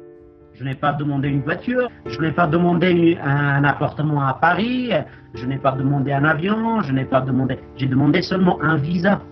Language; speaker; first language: French; non-native, fluent; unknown